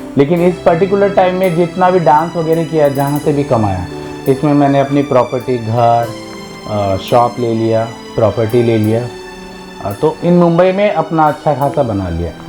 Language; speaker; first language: Hindi; non-native, local second language; Malayalam